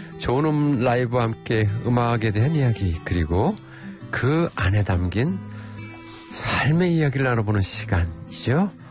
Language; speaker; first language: Korean; native; Korean